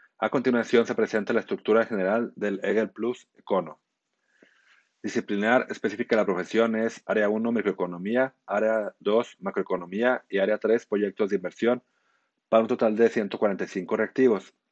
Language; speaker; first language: Spanish; native; Spanish